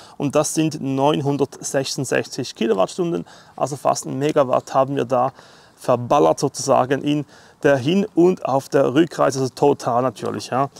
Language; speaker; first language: German; native; German